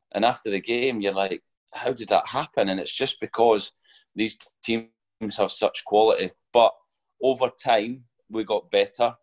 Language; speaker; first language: English; native; English